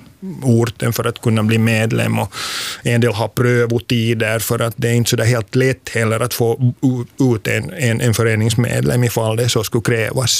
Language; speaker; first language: Swedish; native; Swedish